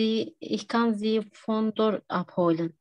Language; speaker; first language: German; non-native, learner; Turkish